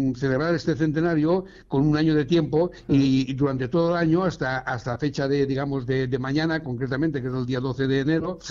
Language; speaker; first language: Spanish; native; Spanish